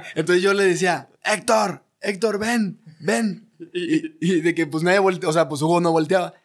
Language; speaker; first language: Spanish; native; Spanish